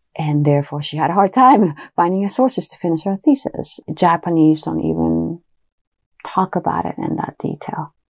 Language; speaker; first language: English; early bilingual, other home language; Japanese